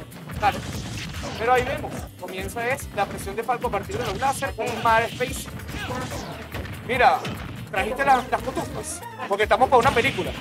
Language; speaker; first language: Spanish; native; Spanish